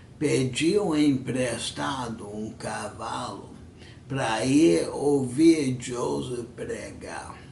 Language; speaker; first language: Portuguese; non-native, fluent; English